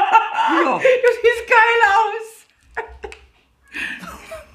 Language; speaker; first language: German; native; German